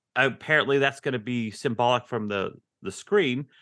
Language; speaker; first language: English; native; English